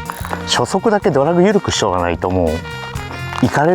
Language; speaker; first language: Japanese; native; Japanese